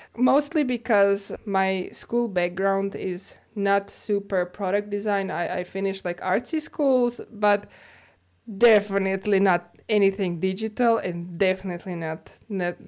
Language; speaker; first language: English; non-native, fluent; Croatian